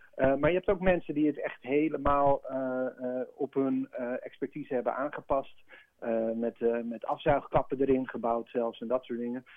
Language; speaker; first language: Dutch; native; Dutch